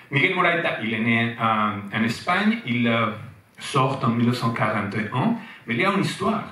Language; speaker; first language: French; non-native, fluent; Spanish